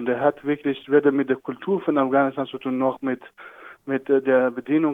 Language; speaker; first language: German; non-native, fluent; Persian